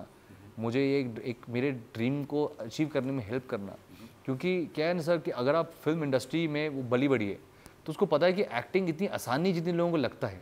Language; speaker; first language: Hindi; native; Hindi